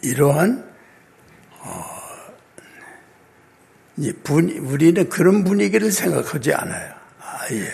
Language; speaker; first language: Korean; native; Korean